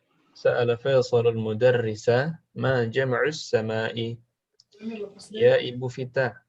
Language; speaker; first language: Arabic; non-native, fluent; Indonesian